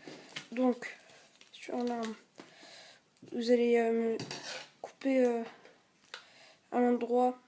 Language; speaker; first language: French; native; French